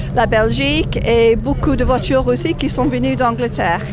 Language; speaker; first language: French; non-native, fluent; English